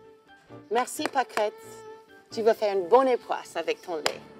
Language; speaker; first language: French; non-native, learner; English